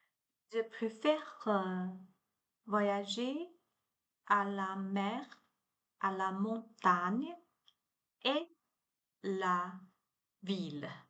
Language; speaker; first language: French; non-native, learner; Chinese